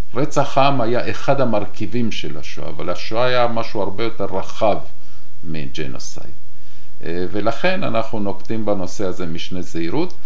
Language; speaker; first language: Hebrew; non-native, fluent; Spanish